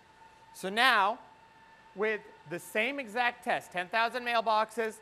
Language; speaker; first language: English; native; English